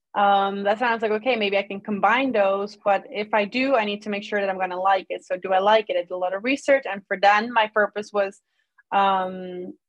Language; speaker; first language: English; non-native, fluent; Dutch